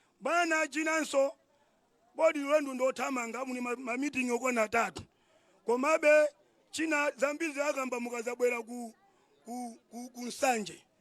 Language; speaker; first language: Nyanja; non-native, local second language; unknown